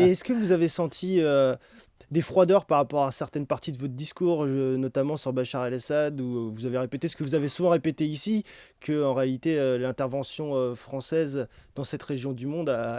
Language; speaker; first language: French; native; French